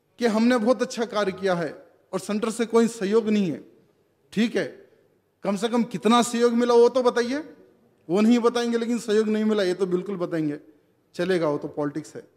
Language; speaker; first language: Hindi; non-native, local second language; Telugu